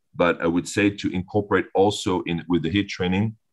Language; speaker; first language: English; early bilingual, other home language; French